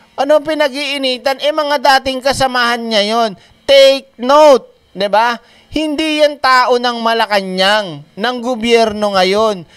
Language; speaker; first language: Filipino; native; Filipino